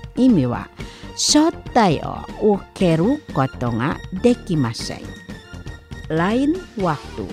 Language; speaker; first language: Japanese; non-native, fluent; Indonesian